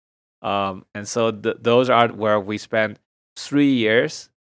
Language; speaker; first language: English; non-native, fluent; Chinese